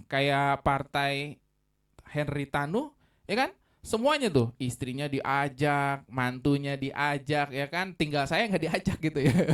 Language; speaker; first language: Indonesian; native; Indonesian